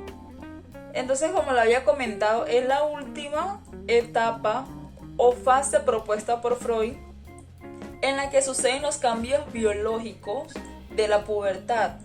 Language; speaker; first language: Spanish; native; Spanish